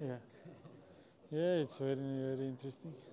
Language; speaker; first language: English; non-native, learner; Georgian